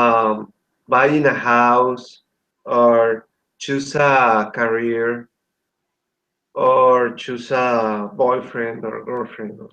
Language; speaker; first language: English; non-native, learner; Spanish